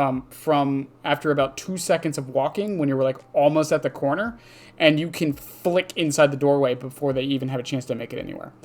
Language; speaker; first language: English; native; English